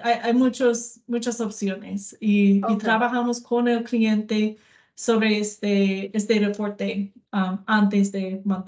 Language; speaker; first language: Spanish; non-native, learner; English